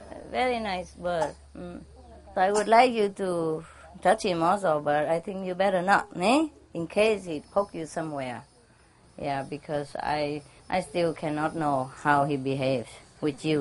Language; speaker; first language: English; non-native, fluent; Vietnamese